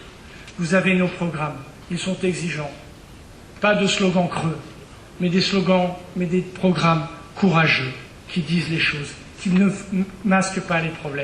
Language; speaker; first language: French; native; French